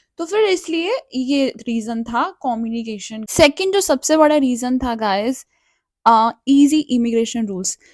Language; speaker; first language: Hindi; native; Hindi